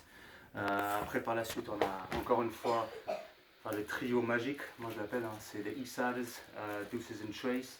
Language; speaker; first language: French; native; French